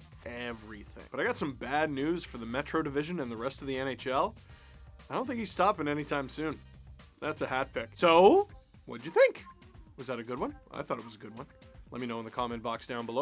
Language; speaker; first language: English; native; English